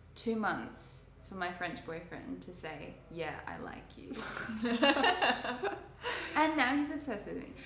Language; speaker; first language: English; native; English